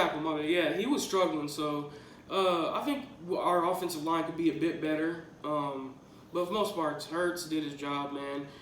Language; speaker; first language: English; native; English